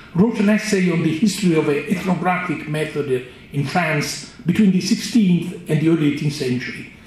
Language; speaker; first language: English; non-native, fluent; Italian